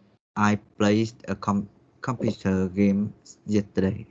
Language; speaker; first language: English; non-native, learner; Vietnamese